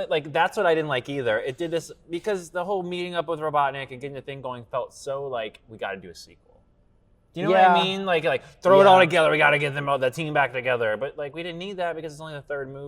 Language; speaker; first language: English; native; English